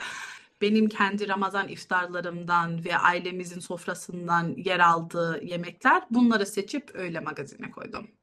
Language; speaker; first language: Turkish; early bilingual, heritage; Turkish